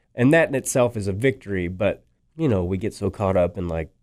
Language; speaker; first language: English; native; English